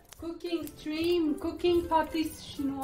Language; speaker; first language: English; non-native, learner; French